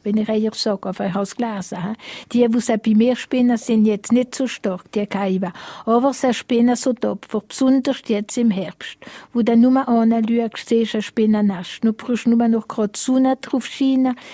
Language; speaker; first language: German; non-native, local second language; Swiss German